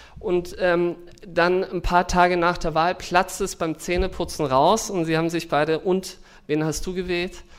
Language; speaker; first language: German; native; German